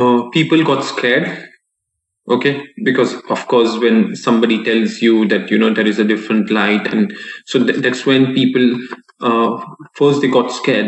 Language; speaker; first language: English; non-native, local second language; Gujarati